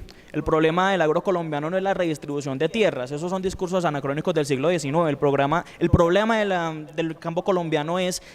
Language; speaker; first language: Spanish; native; Spanish